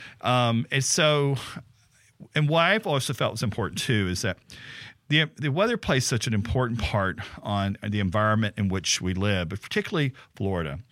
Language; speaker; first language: English; native; English